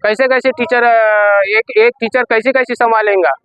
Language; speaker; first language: Hindi; non-native, local second language; Marathi